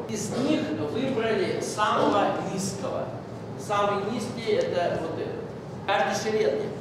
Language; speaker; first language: Russian; native; Russian